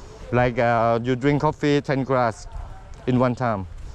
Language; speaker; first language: English; non-native, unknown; Thai